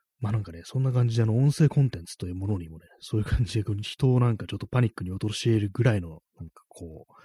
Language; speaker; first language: Japanese; native; Japanese